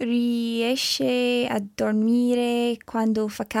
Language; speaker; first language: Italian; non-native, learner; English